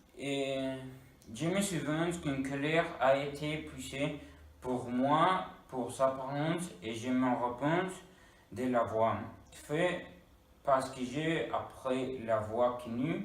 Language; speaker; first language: French; non-native, learner; Spanish